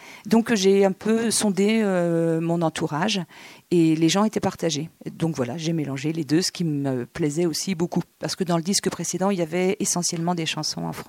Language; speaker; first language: French; native; French